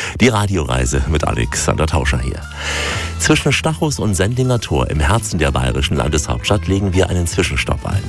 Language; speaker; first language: German; native; German